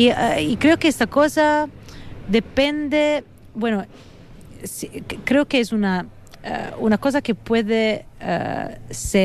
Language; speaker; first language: Spanish; non-native, fluent; Italian